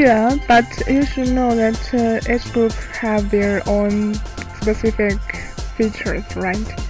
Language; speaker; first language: English; non-native, learner; Chinese